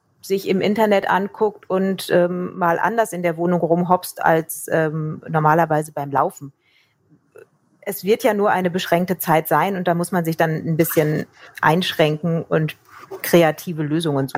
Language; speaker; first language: German; native; German